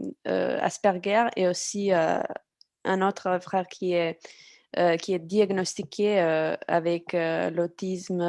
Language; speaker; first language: French; non-native, fluent; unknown